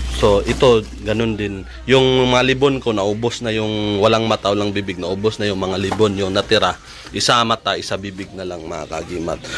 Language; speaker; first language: Filipino; non-native, local second language; Cebuano